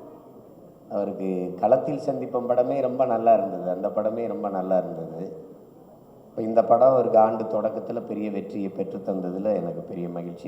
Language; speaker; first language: Tamil; native; Tamil